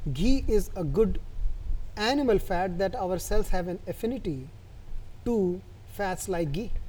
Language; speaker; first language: English; non-native, local second language; Hindi